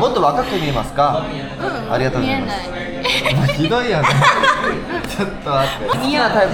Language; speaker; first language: Japanese; non-native, learner; Korean